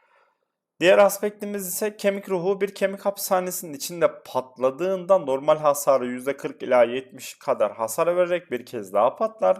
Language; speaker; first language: Turkish; native; Turkish